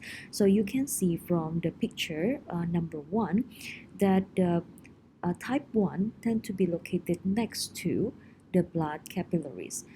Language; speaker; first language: English; non-native, fluent; Indonesian